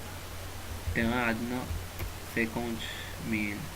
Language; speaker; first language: Arabic; native; Arabic